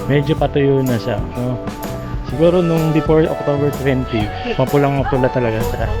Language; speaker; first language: Filipino; native; Filipino